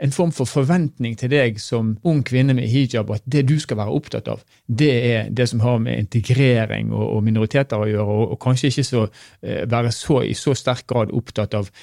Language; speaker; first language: Norwegian; native; Norwegian